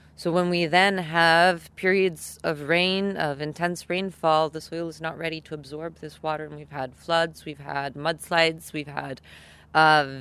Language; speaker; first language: English; non-native, fluent; Italian